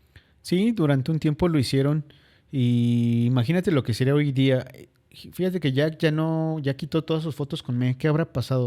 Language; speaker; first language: Spanish; native; Spanish